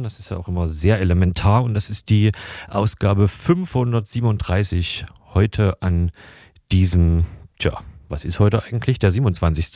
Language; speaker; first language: German; native; German